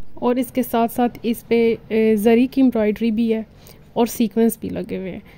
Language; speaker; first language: Urdu; native; Urdu